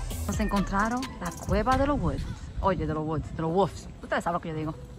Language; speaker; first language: Spanish; early bilingual, heritage; Spanish